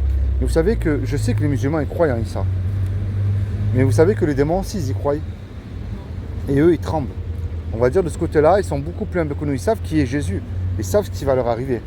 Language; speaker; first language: French; native; French